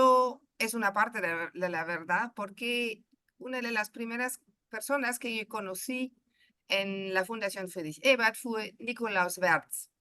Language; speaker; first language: Spanish; non-native, fluent; German